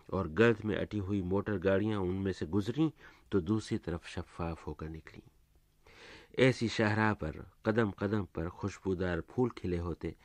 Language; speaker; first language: Urdu; native; Urdu